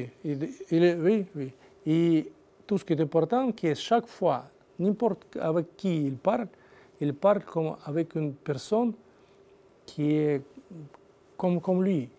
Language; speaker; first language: French; non-native, learner; Russian